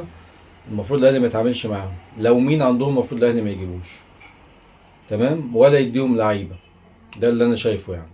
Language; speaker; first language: Arabic; native; Arabic